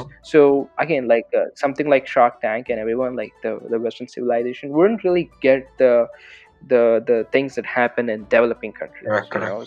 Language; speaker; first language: English; non-native, local second language; Telugu